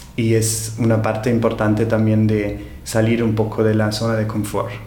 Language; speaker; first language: Spanish; non-native, fluent; German